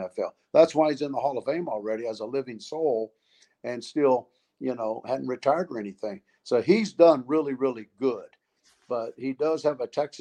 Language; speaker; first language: English; native; English